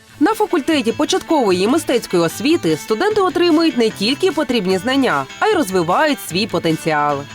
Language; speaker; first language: Ukrainian; native; Ukrainian